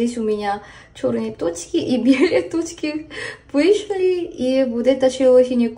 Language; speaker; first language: Russian; non-native, fluent; Korean